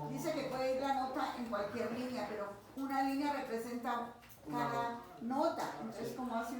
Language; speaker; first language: Spanish; native; Spanish